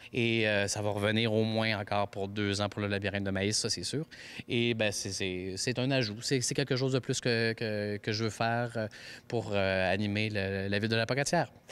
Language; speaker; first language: French; native; French